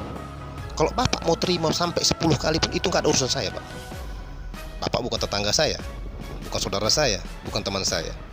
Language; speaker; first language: Indonesian; native; Indonesian